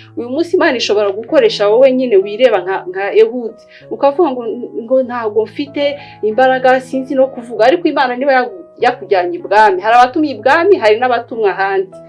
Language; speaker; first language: Kinyarwanda; early bilingual, heritage; Kinyarwanda